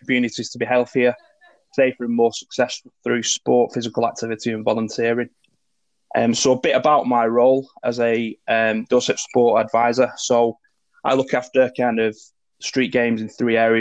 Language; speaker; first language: English; native; English